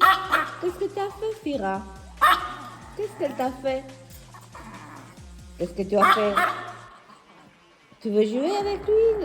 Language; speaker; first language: French; non-native, fluent; Spanish